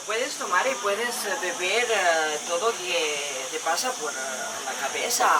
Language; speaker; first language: Spanish; non-native, learner; Serbian